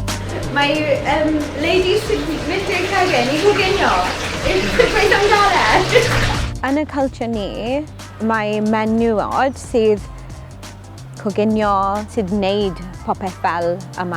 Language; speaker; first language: Welsh; non-native, local second language; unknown